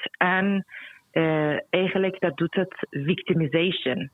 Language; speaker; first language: Dutch; non-native, fluent; Persian